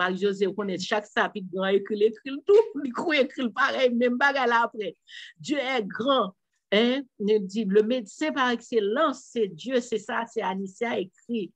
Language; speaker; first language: French; non-native, local second language; Haitian Creole